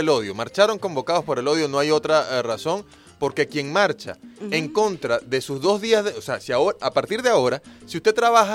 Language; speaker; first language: Spanish; native; Spanish